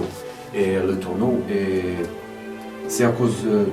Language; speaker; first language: French; non-native, fluent; Serbian